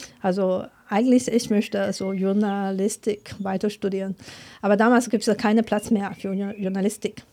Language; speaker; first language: German; non-native, fluent; Chinese